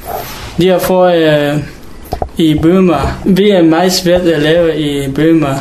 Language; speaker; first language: Danish; non-native, learner; Hakha Chin